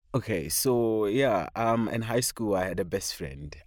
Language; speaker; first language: English; non-native, local second language; Shona